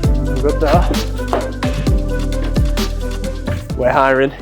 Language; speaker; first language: English; native; English